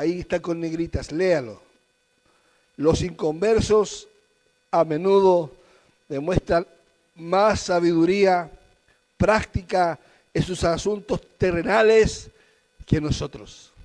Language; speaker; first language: Spanish; native; Spanish